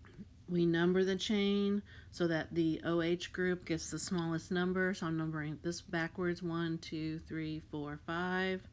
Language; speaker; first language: English; native; English